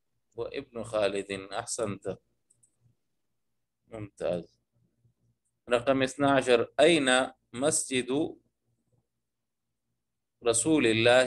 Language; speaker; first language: Arabic; non-native, learner; Urdu